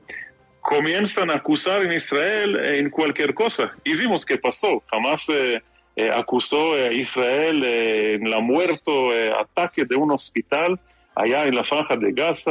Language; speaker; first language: Spanish; non-native, fluent; Hebrew